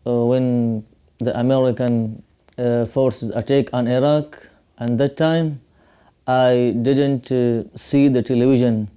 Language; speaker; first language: English; non-native, learner; Pashto